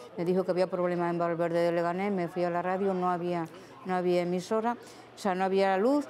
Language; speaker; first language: Spanish; native; Spanish